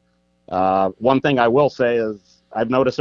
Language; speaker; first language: English; native; English